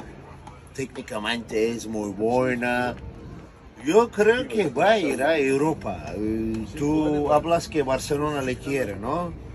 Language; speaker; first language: Spanish; non-native, fluent; Turkish